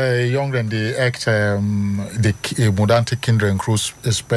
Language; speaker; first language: Dutch; non-native, fluent; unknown